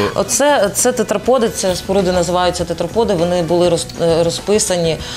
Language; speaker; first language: Ukrainian; native; Ukrainian